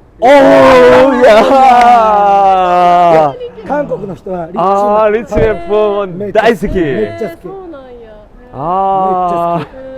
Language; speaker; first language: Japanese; non-native, learner; Korean